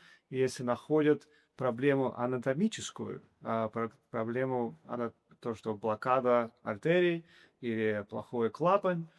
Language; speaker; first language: Russian; early bilingual, heritage; English